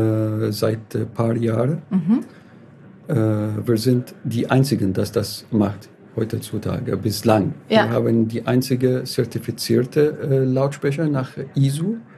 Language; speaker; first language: German; non-native, fluent; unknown